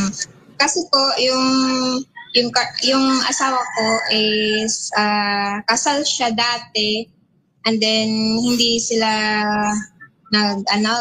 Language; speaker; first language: Filipino; non-native, local second language; Aklanon